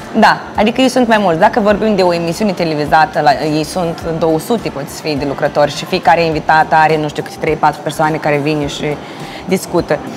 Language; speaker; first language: Romanian; native; Romanian